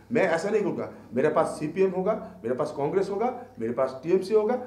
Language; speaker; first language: Hindi; non-native, local second language; Bangla